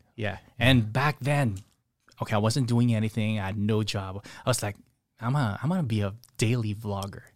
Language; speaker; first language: English; non-native, local second language; Pampanga